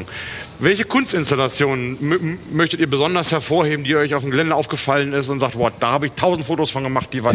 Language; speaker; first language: German; native; German